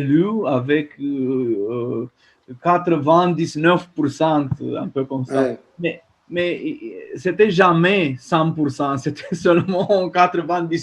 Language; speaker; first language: French; non-native, fluent; Romanian